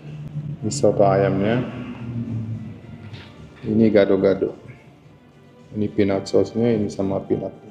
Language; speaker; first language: Indonesian; non-native, fluent; Arabic